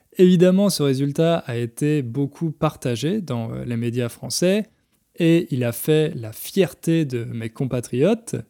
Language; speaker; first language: French; native; French